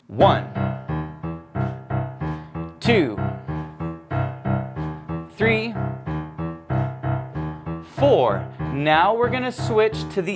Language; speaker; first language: English; native; English